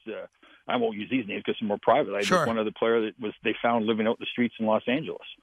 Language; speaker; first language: English; native; English